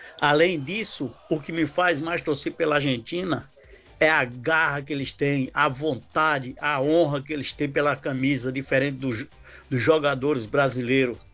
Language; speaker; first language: Portuguese; native; Portuguese